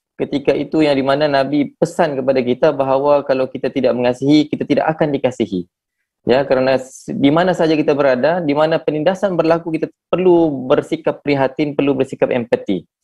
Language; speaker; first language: Malay; native; Malay